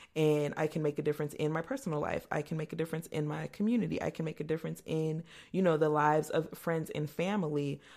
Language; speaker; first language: English; native; English